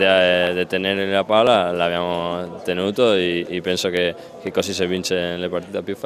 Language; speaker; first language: Italian; non-native, fluent; Spanish